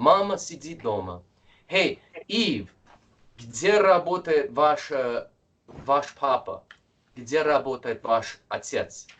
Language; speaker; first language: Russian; non-native, fluent; English